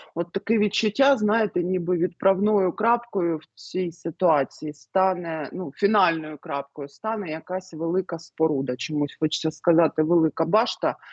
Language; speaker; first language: Ukrainian; native; Ukrainian